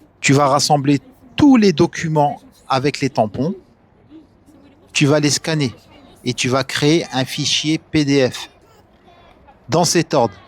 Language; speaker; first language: French; native; French